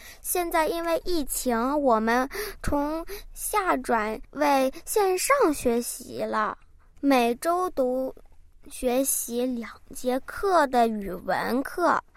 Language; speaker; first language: Chinese; early bilingual, heritage; Chinese